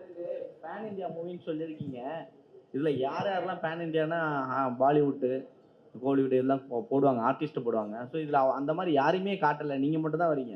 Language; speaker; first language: Tamil; native; Tamil